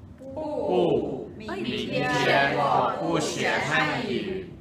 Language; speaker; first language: Chinese; non-native, learner; Thai